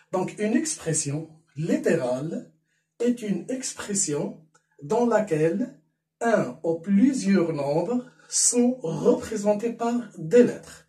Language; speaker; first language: French; non-native, local second language; Arabic